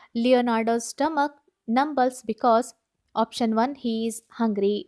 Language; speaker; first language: English; non-native, local second language; Kannada